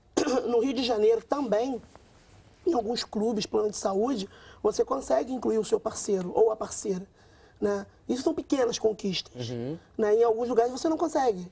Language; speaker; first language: Portuguese; native; Portuguese